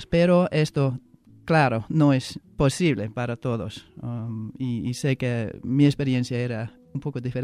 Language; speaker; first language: Spanish; non-native, fluent; English